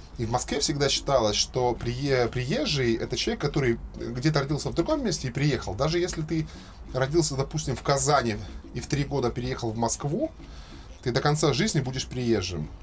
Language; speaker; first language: Russian; native; Russian